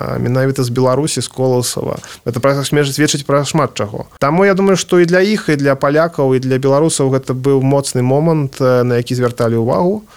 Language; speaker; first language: Belarusian; non-native, local second language; Russian